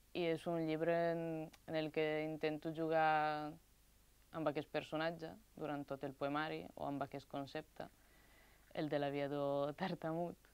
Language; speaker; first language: Catalan; non-native, fluent; Italian